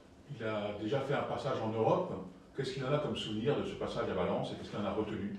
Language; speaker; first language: French; native; French